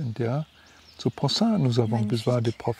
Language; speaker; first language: French; non-native, learner; German